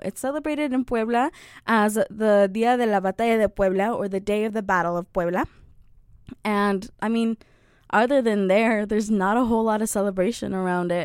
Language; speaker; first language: English; early bilingual, other home language; Spanish